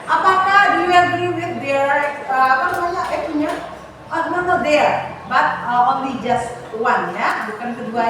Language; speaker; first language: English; non-native, fluent; Indonesian